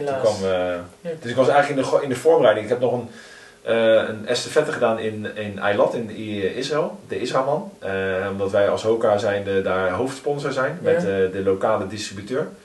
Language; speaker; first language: Dutch; native; Dutch